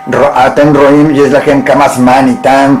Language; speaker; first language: Hebrew; non-native, learner; Spanish